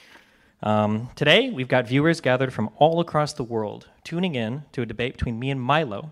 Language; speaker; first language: English; native; English